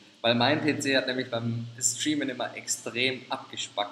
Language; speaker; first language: German; native; German